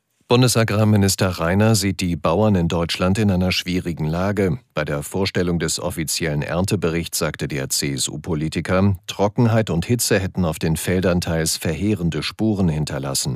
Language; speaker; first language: German; native; German